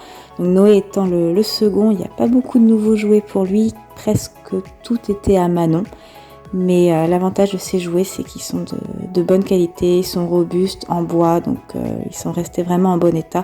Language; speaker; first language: French; native; French